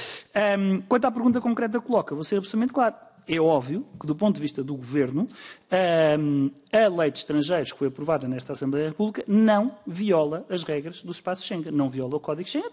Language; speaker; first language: Portuguese; native; Portuguese